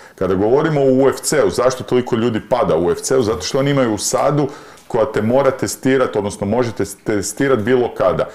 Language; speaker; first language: Croatian; native; Croatian